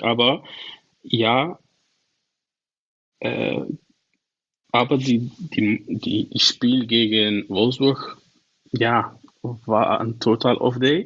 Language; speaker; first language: German; non-native, learner; Dutch